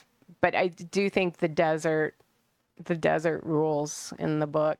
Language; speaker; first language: English; native; English